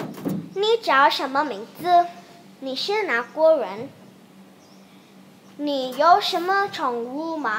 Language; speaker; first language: Chinese; non-native, learner; English